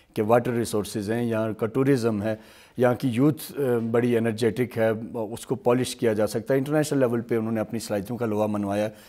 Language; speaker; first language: Urdu; native; Urdu